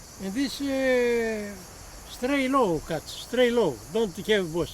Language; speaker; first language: English; non-native, learner; Greek